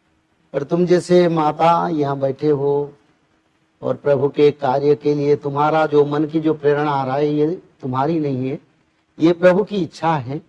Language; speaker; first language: Hindi; non-native, local second language; Odia